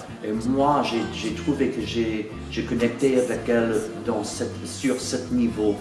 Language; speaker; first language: French; non-native, fluent; English